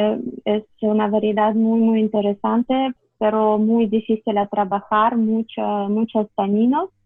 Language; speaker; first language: Spanish; non-native, fluent; Russian